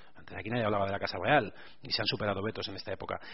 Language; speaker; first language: Spanish; native; Spanish